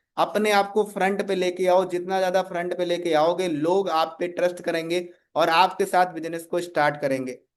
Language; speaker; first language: Hindi; native; Hindi